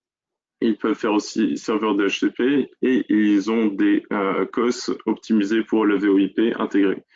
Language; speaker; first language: French; native; French